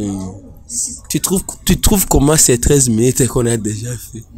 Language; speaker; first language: French; non-native, local second language; Rundi